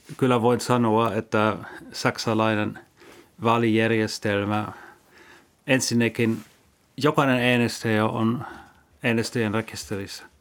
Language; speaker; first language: Finnish; non-native, fluent; German